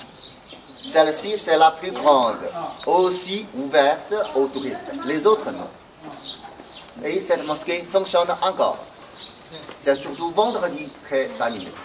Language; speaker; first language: French; non-native, fluent; Chinese